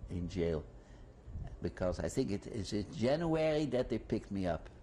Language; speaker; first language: English; non-native, fluent; Dutch